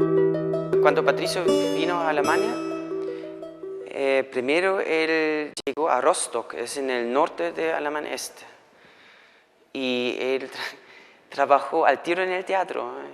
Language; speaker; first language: Spanish; non-native, fluent; German